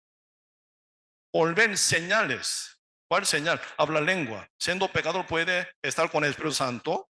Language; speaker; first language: Spanish; non-native, learner; Korean